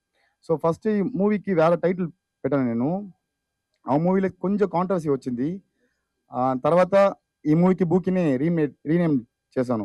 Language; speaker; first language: Telugu; non-native, fluent; Tamil